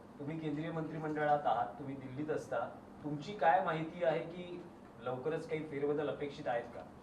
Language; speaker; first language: Marathi; native; Marathi